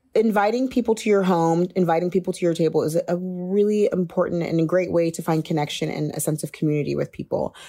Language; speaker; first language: English; native; English